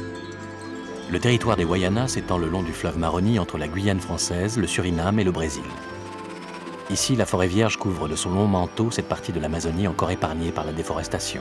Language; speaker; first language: French; native; French